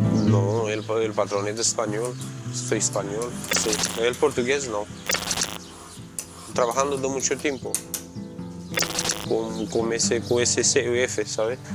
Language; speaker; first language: Spanish; non-native, learner; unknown